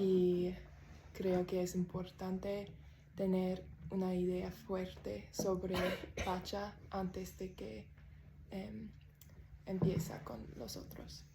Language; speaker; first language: Spanish; non-native, learner; English